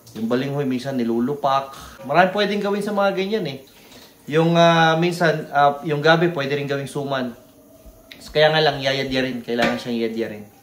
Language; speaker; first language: Filipino; native; Filipino